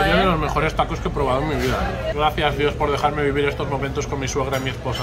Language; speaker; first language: Spanish; native; Spanish